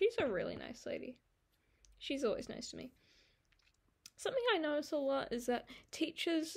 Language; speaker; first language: English; native; English